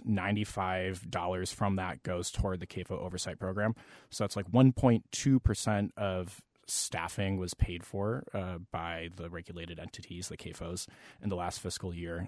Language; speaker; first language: English; native; English